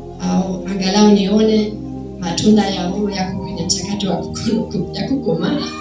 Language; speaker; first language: Swahili; non-native, fluent; German